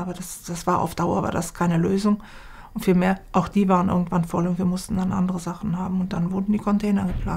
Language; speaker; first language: German; native; German